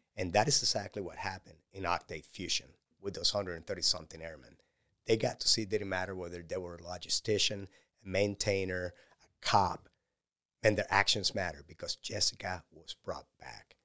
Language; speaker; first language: English; non-native, fluent; Spanish